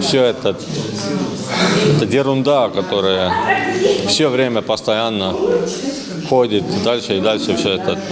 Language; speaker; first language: Russian; non-native, learner; Estonian